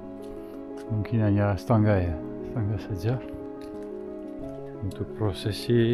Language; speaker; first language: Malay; non-native, learner; French